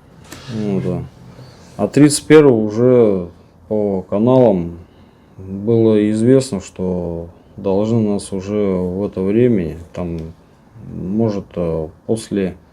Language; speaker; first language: Russian; native; Russian